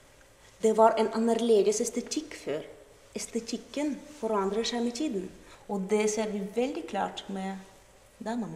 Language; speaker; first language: Norwegian; non-native, fluent; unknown